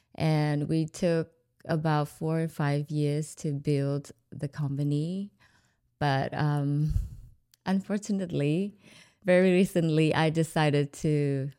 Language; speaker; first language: English; non-native, fluent; Vietnamese